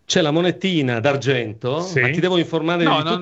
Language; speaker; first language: Italian; native; Italian